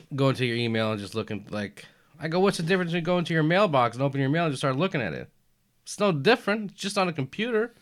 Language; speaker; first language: English; early bilingual, other home language; Albanian